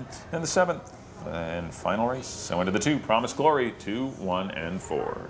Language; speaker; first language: English; native; English